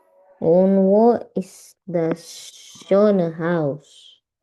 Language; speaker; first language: German; non-native, learner; Indonesian